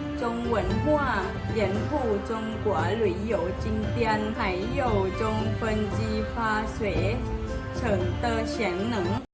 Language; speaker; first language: Chinese; non-native, learner; Thai